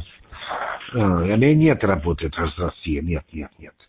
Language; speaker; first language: Russian; non-native, learner; German